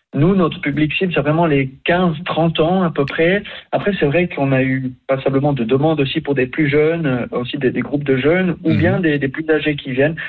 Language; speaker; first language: French; native; French